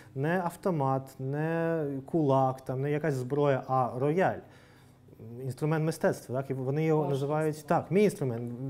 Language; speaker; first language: Ukrainian; non-native, local second language; Russian